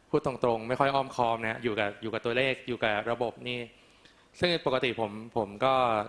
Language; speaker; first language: Thai; native; Thai